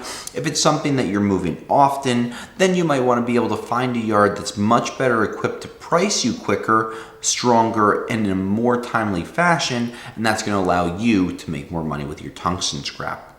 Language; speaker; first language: English; native; English